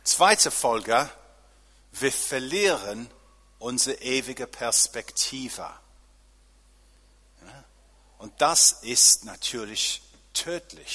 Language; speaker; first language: German; non-native, fluent; English